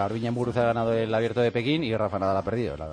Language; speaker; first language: Spanish; native; Spanish